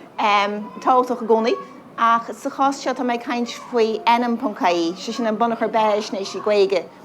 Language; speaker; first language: Irish; native; Irish